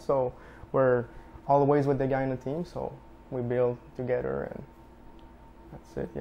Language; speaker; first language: English; non-native, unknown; French